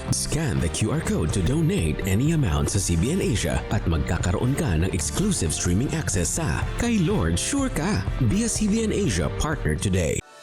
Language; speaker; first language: Filipino; native; Filipino